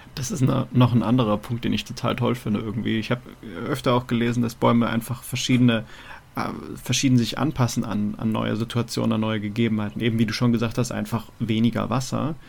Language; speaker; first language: German; native; German